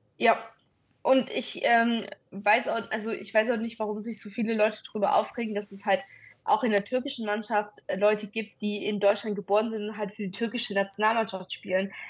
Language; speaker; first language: German; early bilingual, other home language; Italian